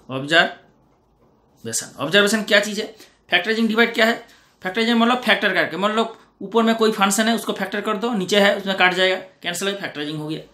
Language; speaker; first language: Hindi; non-native, local second language; Bangla